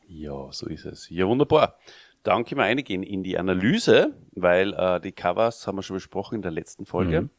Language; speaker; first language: German; native; German